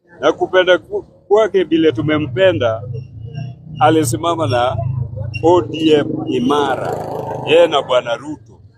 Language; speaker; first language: Swahili; non-native, local second language; Luo (Kenya and Tanzania)